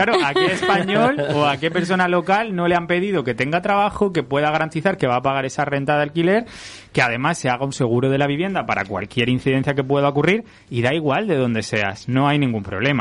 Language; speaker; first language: Spanish; native; Spanish